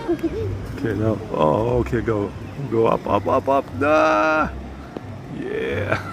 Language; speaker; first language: English; non-native, learner; Thai